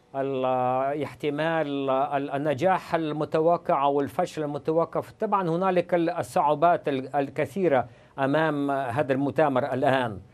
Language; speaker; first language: Arabic; non-native, fluent; Russian